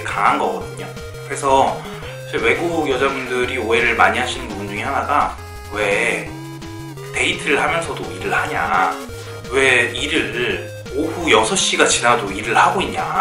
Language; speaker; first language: Korean; native; Korean